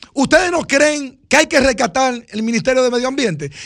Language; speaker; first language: Spanish; native; Spanish